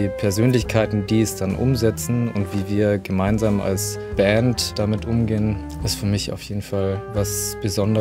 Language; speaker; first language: German; native; German